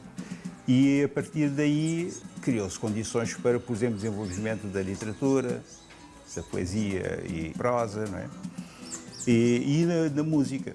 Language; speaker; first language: Portuguese; non-native, local second language; Kabuverdianu